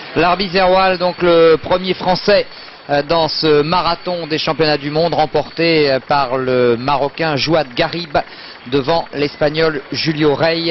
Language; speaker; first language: French; native; French